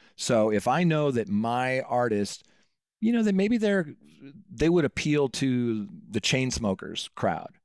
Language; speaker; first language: English; native; English